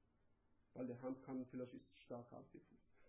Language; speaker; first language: German; non-native, learner; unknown